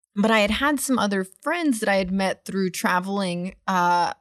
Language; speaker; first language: English; native; English